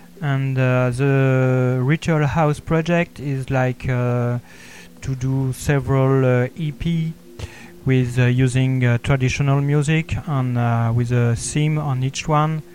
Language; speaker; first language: English; non-native, learner; French